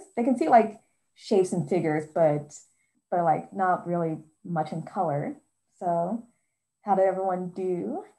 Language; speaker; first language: English; native; English